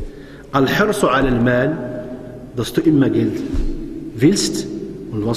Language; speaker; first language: German; non-native, fluent; Arabic